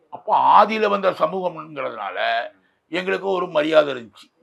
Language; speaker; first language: Tamil; native; Tamil